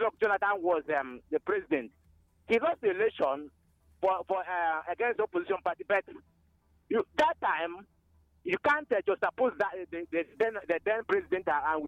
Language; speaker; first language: English; non-native, local second language; Igbo